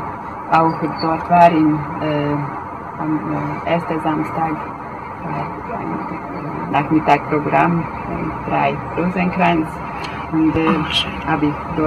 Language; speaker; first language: German; non-native, learner; Hungarian